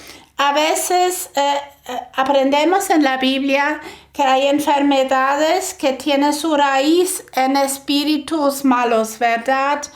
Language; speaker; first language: Spanish; non-native, fluent; German